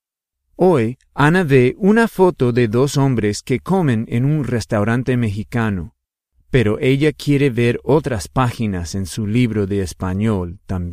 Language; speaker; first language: Spanish; non-native, fluent; English